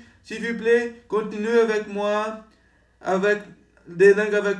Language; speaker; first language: French; non-native, learner; Portuguese